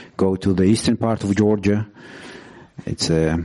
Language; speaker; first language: English; non-native, fluent; Georgian